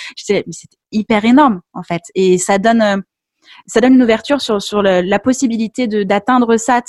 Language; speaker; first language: French; native; French